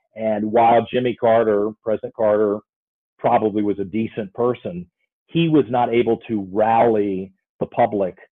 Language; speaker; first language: English; native; English